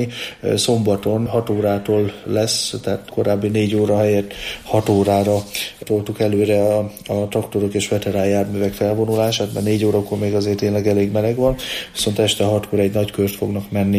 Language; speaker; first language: Hungarian; native; Hungarian